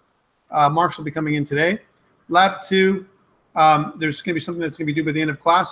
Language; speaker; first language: English; native; English